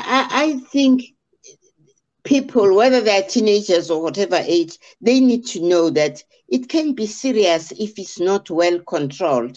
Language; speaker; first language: English; non-native, local second language; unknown